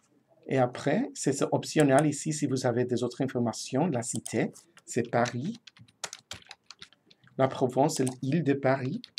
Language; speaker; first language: French; non-native, fluent; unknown